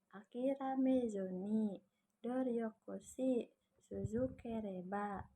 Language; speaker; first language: Japanese; non-native, learner; Indonesian